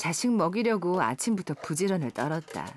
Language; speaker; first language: Korean; native; Korean